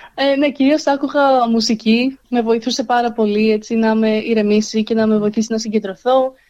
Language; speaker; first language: Greek; early bilingual, heritage; Greek